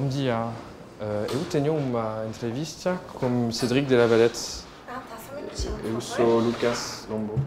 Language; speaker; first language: Portuguese; non-native, learner; French